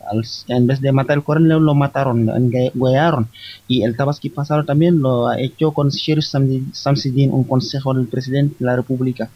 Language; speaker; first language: Spanish; non-native, fluent; Wolof